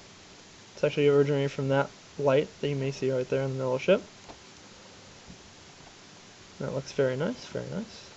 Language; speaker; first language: English; native; English